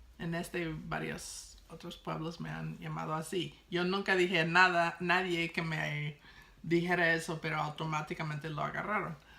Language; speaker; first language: Spanish; non-native, fluent; English